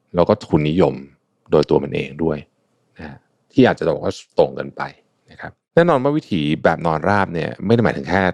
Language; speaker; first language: Thai; early bilingual, other home language; Chinese